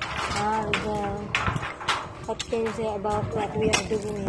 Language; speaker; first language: English; non-native, local second language; Filipino